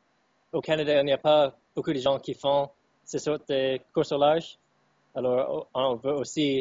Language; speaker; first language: French; non-native, fluent; English